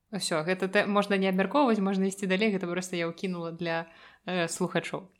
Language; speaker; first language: Belarusian; native; Belarusian